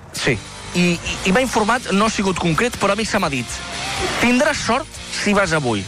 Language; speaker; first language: Catalan; native; Catalan